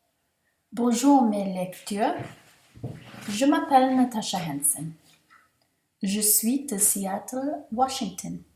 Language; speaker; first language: French; non-native, learner; English